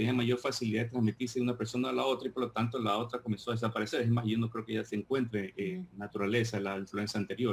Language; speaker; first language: Spanish; native; Spanish